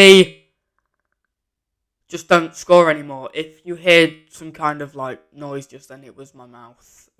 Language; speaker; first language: English; native; English